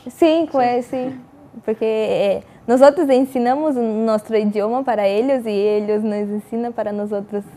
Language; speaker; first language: Spanish; non-native, learner; Portuguese